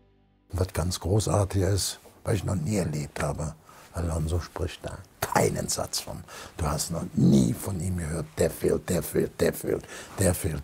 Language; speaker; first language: German; native; German